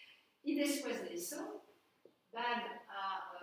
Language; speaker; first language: Spanish; non-native, learner; French